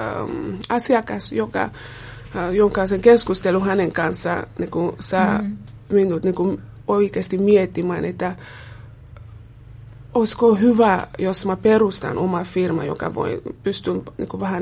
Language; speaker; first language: Finnish; non-native, fluent; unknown